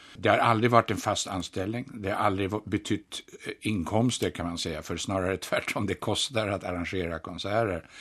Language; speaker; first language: Swedish; native; Swedish